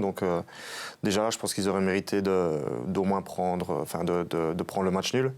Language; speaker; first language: French; native; French